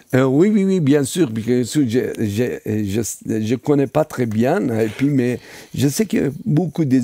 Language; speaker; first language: French; non-native, fluent; Persian